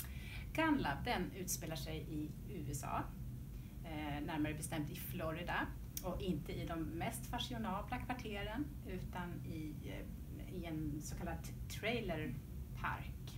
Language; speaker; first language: Swedish; native; Swedish